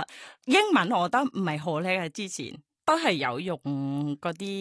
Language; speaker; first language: Cantonese; non-native, learner; Thai